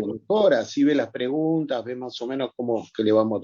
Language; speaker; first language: Spanish; native; Spanish